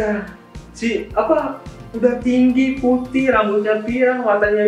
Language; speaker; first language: Indonesian; native; Indonesian